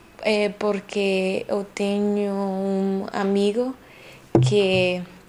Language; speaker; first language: Portuguese; non-native, learner; Spanish